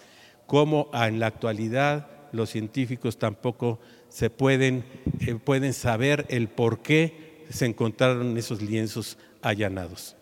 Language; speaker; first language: Spanish; native; Spanish